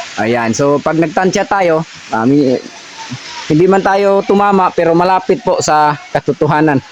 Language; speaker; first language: Filipino; non-native, local second language; Cebuano